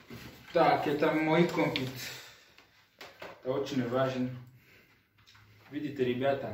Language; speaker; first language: Russian; non-native, learner; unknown